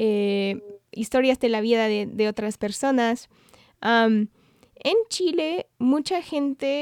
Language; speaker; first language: Spanish; non-native, fluent; English